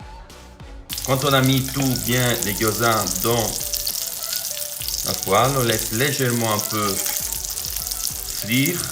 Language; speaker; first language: French; non-native, fluent; Italian